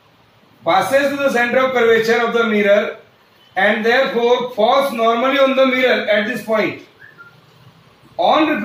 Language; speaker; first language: English; non-native, local second language; Hindi